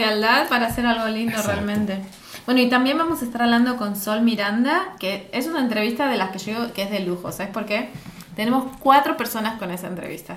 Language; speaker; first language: Spanish; native; Spanish